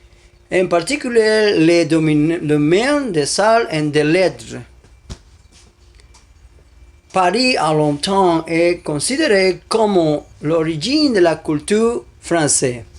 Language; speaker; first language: French; non-native, learner; Spanish